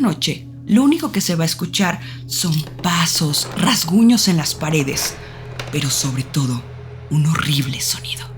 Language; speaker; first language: Spanish; native; Spanish